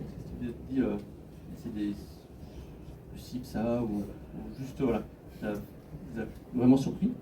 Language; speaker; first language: French; native; French